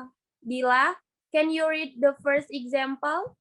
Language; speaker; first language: English; non-native, learner; Indonesian